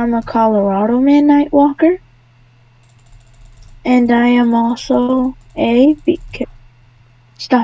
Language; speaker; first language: English; native; English